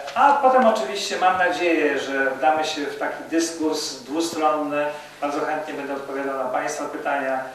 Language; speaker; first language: Polish; native; Polish